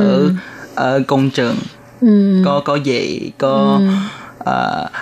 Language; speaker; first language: Vietnamese; non-native, learner; Chinese